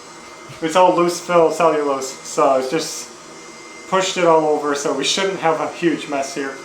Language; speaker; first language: English; native; English